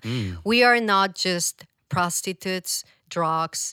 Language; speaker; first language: English; non-native, fluent; Spanish